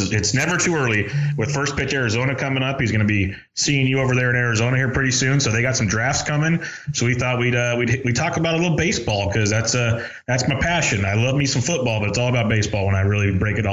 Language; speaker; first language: English; native; English